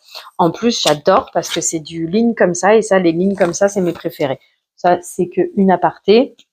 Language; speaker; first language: French; native; French